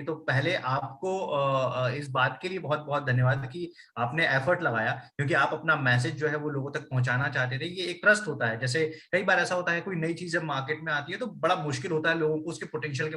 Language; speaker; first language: Hindi; native; Hindi